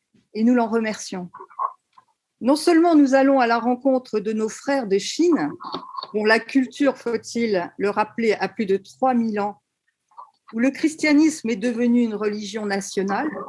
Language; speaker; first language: French; native; French